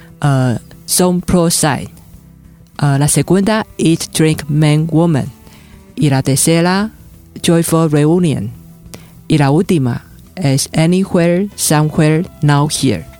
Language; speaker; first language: Spanish; non-native, fluent; Chinese